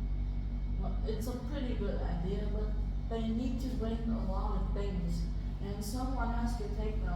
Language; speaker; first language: English; non-native, fluent; Vietnamese